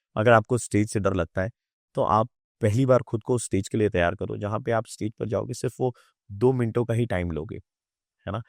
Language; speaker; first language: Hindi; native; Hindi